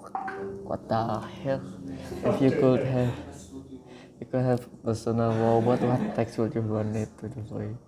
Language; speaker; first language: English; non-native, learner; Indonesian